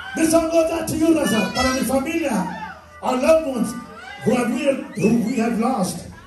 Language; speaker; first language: English; early bilingual, other home language; Spanish